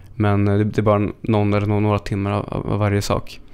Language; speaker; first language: Swedish; native; Swedish